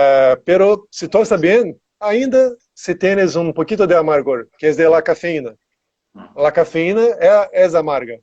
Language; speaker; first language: Spanish; non-native, learner; Portuguese